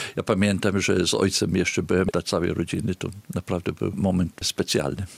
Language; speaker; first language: Polish; early bilingual, heritage; Polish